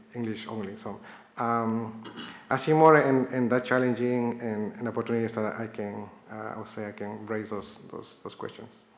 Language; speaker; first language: English; non-native, fluent; Spanish